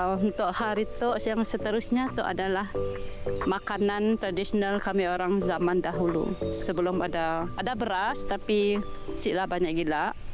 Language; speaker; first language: Malay; non-native, local second language; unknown